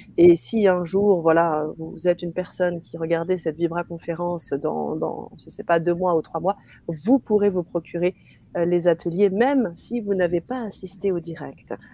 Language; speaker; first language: French; native; French